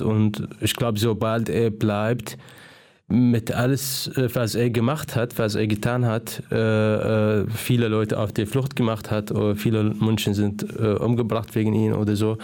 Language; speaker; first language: German; non-native, fluent; Arabic